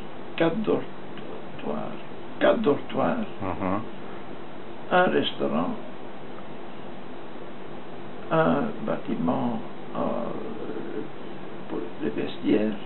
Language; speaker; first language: French; non-native, fluent; Dutch